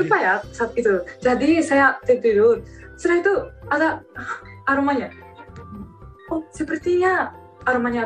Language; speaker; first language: Indonesian; non-native, learner; Japanese